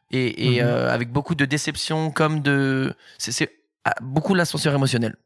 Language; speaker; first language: French; native; French